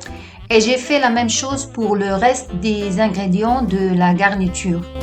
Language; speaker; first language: French; non-native, fluent; Italian